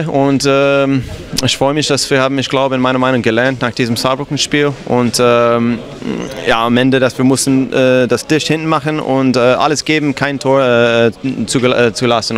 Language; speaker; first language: German; non-native, fluent; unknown